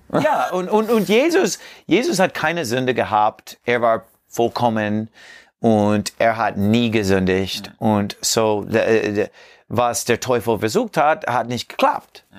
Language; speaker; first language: German; non-native, learner; English